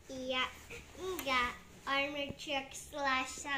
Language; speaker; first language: Indonesian; early bilingual, heritage; English